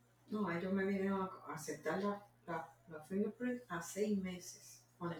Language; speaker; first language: English; non-native, learner; Spanish